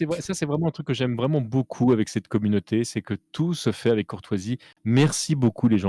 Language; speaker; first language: French; native; French